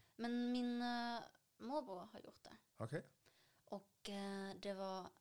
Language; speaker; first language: Swedish; early bilingual, other home language; Arabic